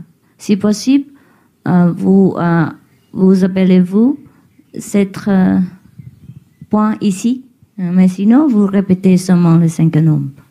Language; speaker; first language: French; non-native, learner; Vietnamese